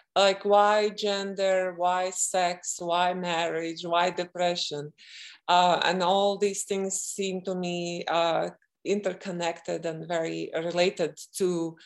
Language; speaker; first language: English; non-native, fluent; Latvian